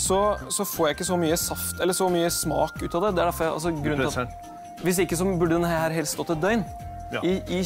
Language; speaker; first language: Norwegian; native; Norwegian